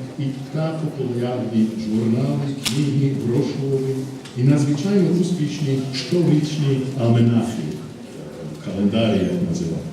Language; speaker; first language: Ukrainian; non-native, fluent; English